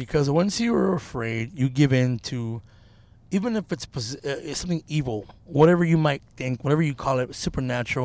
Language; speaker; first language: English; native; English